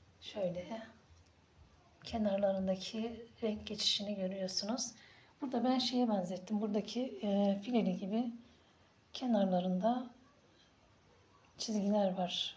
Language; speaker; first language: Turkish; native; Turkish